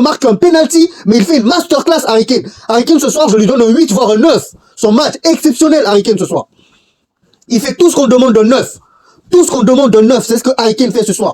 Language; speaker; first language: French; native; French